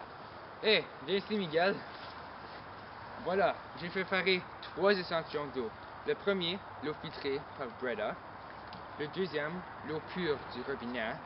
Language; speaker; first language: French; non-native, local second language; English